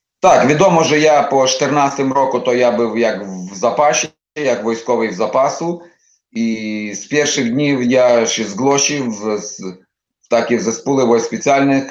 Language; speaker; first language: Polish; non-native, learner; Ukrainian